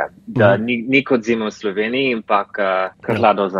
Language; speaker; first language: Slovenian; early bilingual, heritage; English